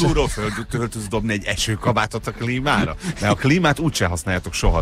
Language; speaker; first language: Hungarian; native; Hungarian